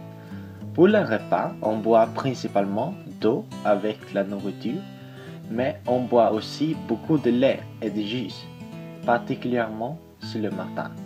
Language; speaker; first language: French; non-native, learner; Swedish